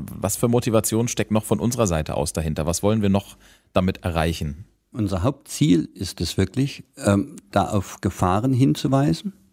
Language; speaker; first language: German; native; German